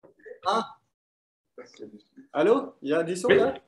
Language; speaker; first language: French; non-native, fluent; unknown